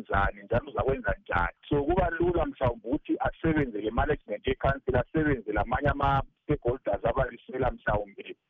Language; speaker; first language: Zulu; native; Zulu